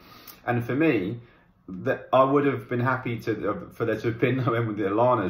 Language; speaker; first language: English; native; English